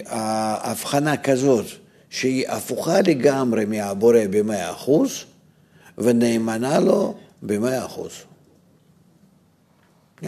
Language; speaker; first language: Hebrew; non-native, fluent; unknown